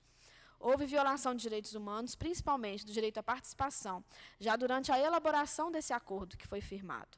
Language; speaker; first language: Portuguese; native; Portuguese